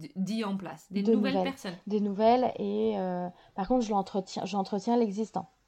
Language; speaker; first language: French; native; French